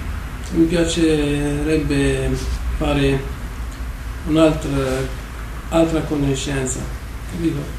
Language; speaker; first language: Italian; non-native, learner; Arabic